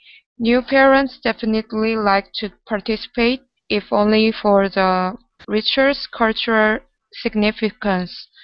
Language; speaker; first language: English; non-native, learner; Korean